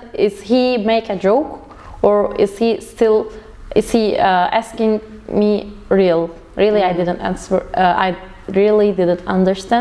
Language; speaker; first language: English; non-native, learner; Turkish